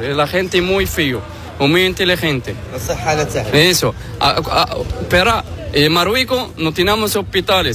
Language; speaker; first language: Spanish; non-native, learner; Arabic